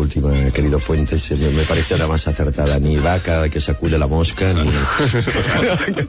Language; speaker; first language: Catalan; non-native, local second language; Spanish